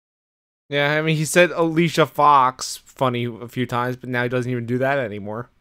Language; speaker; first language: English; native; English